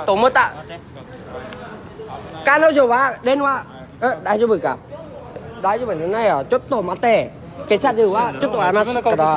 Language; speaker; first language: Japanese; non-native, learner; Vietnamese